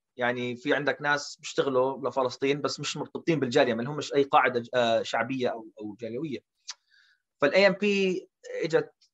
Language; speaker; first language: Arabic; early bilingual, heritage; Arabic